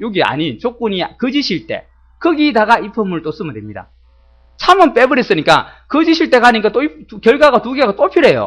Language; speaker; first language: Korean; native; Korean